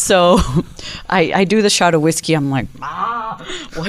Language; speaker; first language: English; native; English